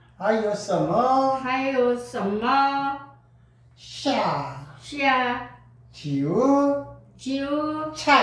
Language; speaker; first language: Chinese; non-native, learner; Korean